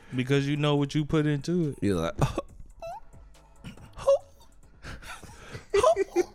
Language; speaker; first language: English; native; English